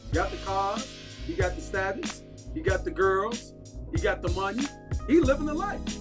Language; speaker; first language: English; native; English